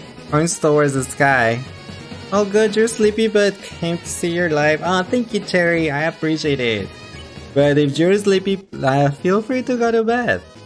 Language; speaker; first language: English; non-native, fluent; Spanish